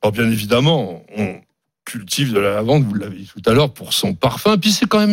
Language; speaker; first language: French; native; French